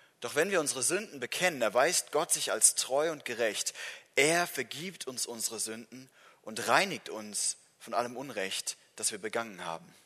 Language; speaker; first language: German; non-native, fluent; English